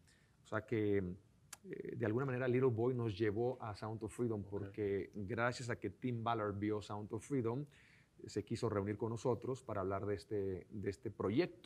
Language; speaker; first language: Spanish; native; Spanish